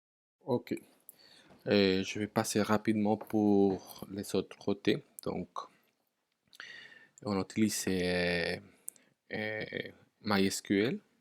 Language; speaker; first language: French; non-native, fluent; Spanish